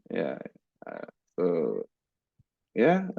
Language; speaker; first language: English; non-native, learner; Indonesian